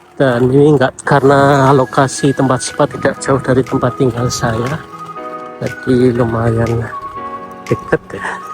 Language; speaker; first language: Indonesian; native; Indonesian